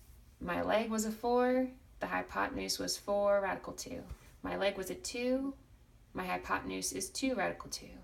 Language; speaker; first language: English; native; English